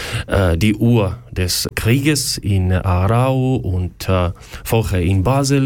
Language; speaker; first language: German; non-native, learner; Ukrainian